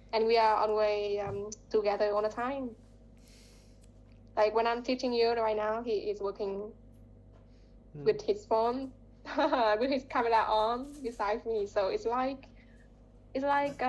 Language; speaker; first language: English; non-native, fluent; Vietnamese